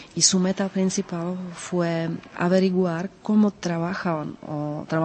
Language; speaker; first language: Spanish; non-native, fluent; Czech